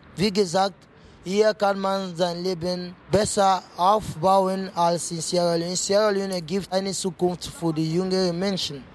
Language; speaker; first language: German; non-native, fluent; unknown